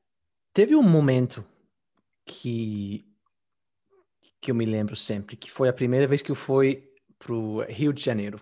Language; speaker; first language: Portuguese; non-native, fluent; English